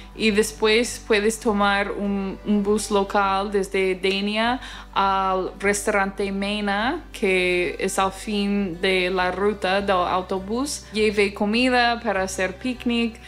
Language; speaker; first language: Spanish; non-native, fluent; English